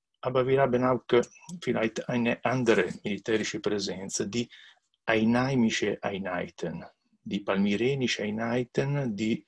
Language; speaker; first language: German; non-native, learner; Italian